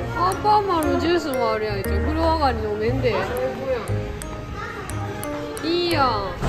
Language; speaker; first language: Japanese; native; Japanese